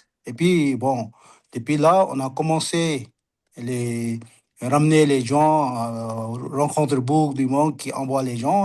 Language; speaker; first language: French; non-native, learner; Sherpa